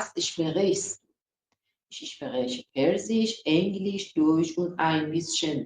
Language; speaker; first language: German; non-native, fluent; Persian